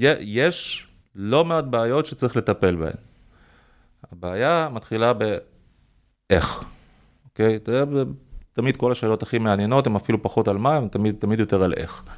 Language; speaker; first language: Hebrew; early bilingual, other home language; Russian